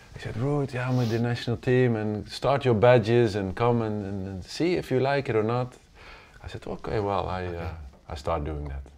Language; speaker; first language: English; non-native, fluent; Dutch